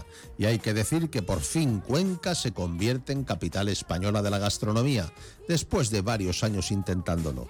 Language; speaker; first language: Spanish; native; Spanish